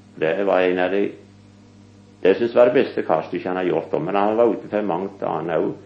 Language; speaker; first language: Norwegian; native; Norwegian